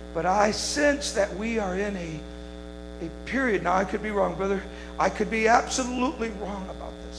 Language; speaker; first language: English; native; English